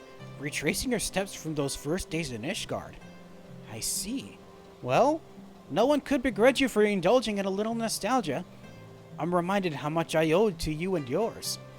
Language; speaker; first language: English; native; English